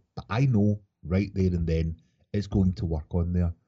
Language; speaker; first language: English; native; English